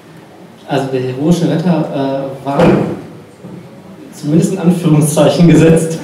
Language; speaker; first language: German; native; German